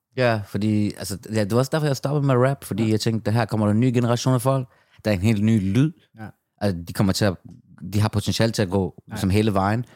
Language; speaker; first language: Danish; early bilingual, other home language; Persian